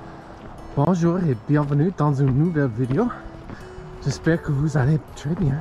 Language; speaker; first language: French; non-native, learner; English